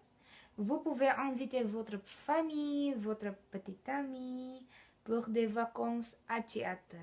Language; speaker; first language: French; non-native, learner; Indonesian